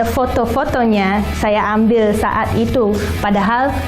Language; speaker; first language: Indonesian; non-native, fluent; English